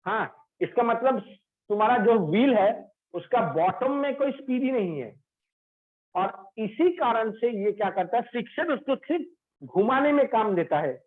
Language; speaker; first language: Hindi; non-native, local second language; Bangla